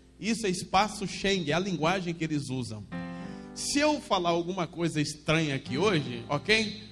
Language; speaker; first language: Portuguese; native; Portuguese